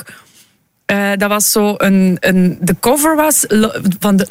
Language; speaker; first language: Dutch; non-native, fluent; Russian